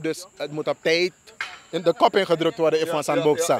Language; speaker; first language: Dutch; native; Dutch